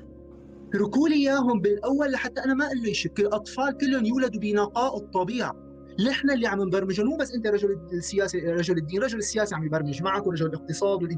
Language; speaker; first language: Arabic; native; Arabic